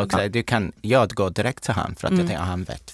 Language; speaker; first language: Swedish; non-native, learner; English